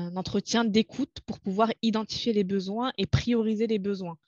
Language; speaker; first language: French; non-native, local second language; Arabic